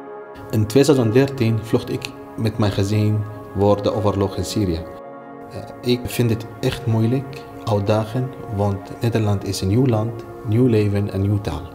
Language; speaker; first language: Dutch; non-native, learner; Arabic